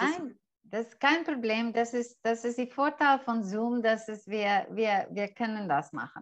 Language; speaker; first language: German; non-native, fluent; English